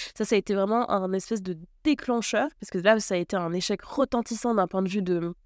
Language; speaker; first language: French; native; French